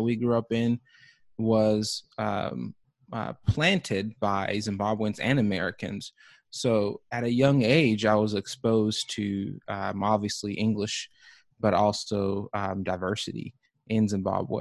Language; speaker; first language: English; early bilingual, other home language; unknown